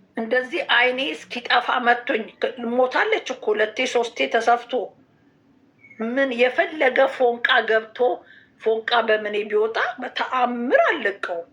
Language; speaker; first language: Amharic; native; Amharic